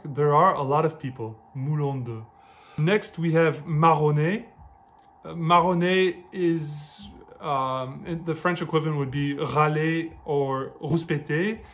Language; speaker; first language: English; native; English